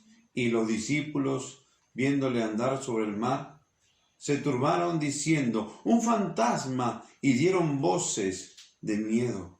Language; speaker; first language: Spanish; native; Spanish